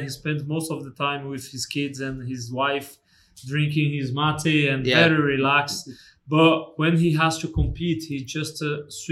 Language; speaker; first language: English; non-native, fluent; Portuguese